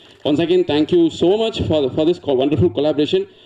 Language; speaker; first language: English; non-native, local second language; Tamil